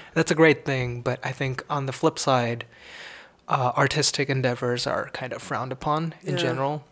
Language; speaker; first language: English; non-native, local second language; Tamil